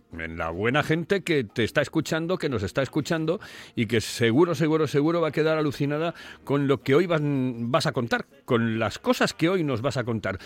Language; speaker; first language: Spanish; native; Spanish